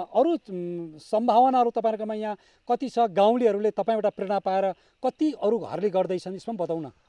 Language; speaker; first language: Nepali; native; Nepali